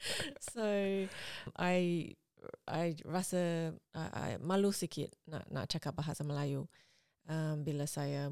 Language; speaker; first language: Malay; non-native, learner; English